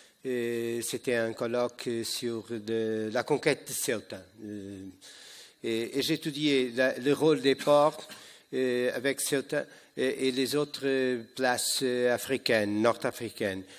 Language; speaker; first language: French; non-native, fluent; Portuguese